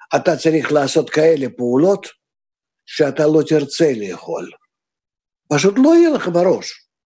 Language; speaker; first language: Hebrew; non-native, fluent; Russian